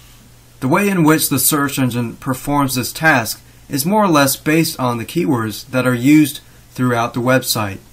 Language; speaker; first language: English; native; English